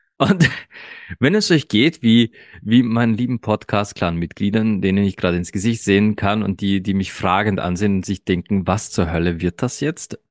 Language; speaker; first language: German; early bilingual, other home language; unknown